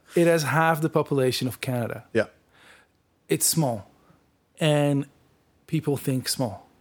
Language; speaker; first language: English; non-native, fluent; Dutch